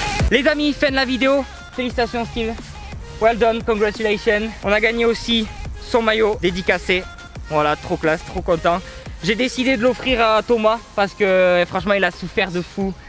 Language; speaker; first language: French; native; French